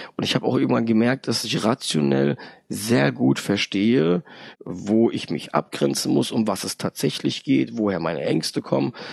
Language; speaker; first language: German; early bilingual, other home language; Polish